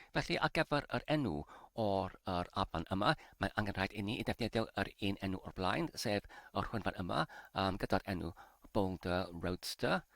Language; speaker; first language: Welsh; non-native, learner; English